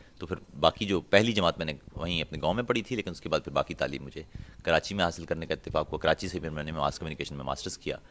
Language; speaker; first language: Urdu; non-native, local second language; Punjabi